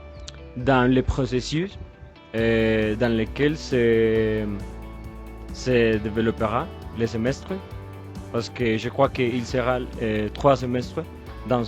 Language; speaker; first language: French; non-native, learner; Spanish